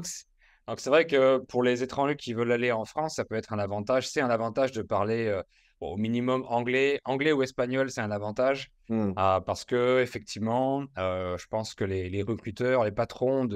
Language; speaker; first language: French; native; French